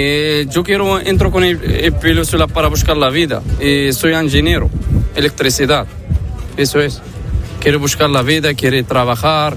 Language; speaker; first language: Spanish; non-native, learner; Arabic